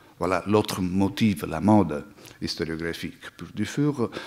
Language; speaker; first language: French; non-native, fluent; Italian